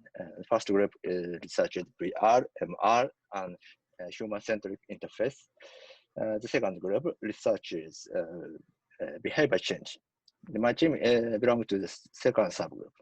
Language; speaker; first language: English; non-native, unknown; Japanese